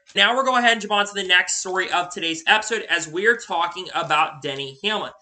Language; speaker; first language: English; native; English